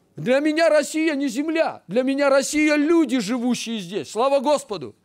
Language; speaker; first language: Russian; native; Russian